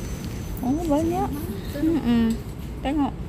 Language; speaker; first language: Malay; non-native, learner; Filipino